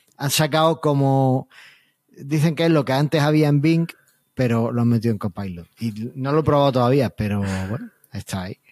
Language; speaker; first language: Spanish; native; Spanish